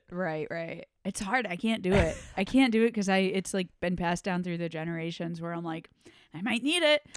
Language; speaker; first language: English; native; English